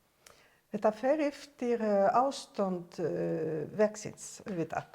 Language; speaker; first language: Icelandic; non-native, fluent; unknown